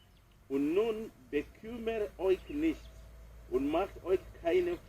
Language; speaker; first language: German; non-native, fluent; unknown